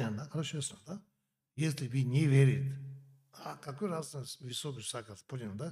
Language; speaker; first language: Russian; non-native, learner; Tibetan